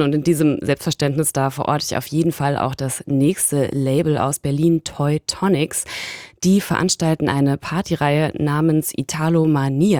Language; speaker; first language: German; native; German